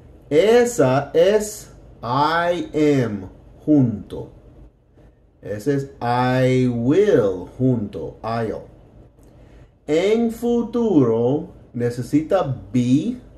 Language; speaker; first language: Spanish; non-native, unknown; English